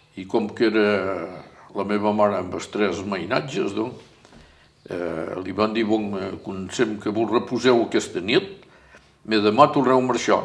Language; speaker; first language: Catalan; native; Catalan